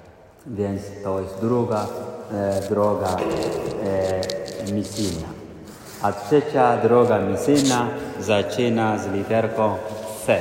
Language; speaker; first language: Polish; non-native, fluent; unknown